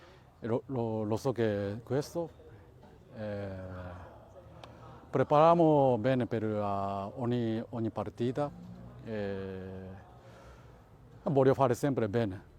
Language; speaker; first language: Italian; non-native, learner; Japanese